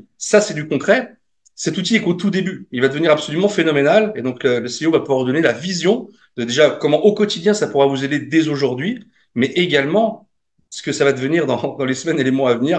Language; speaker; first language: French; native; French